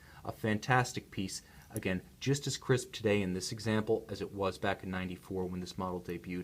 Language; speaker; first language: English; native; English